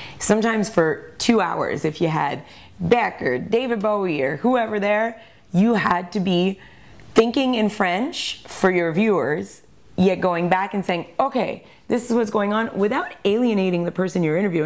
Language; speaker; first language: English; early bilingual, other home language; French